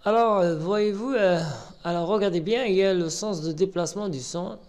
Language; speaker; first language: French; non-native, local second language; Arabic